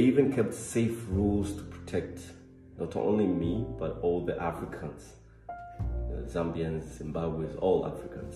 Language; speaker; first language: English; non-native, local second language; Swahili